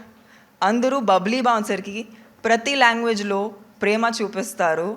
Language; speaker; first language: Telugu; non-native, local second language; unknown